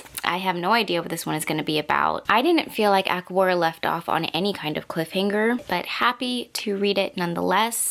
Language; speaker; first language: English; native; English